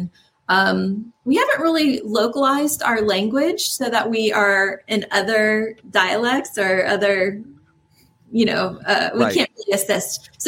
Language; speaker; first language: English; native; English